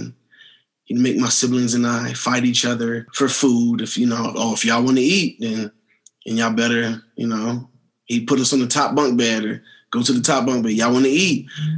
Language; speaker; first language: English; native; English